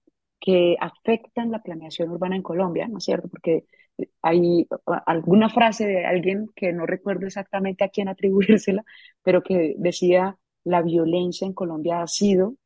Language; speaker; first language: Spanish; native; Spanish